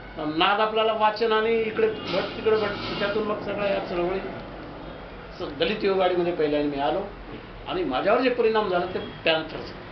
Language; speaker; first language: Marathi; non-native, local second language; Lambadi